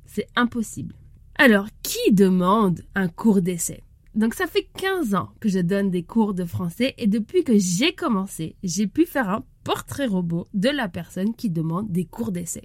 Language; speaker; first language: French; native; French